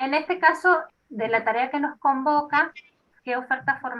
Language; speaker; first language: Spanish; native; Spanish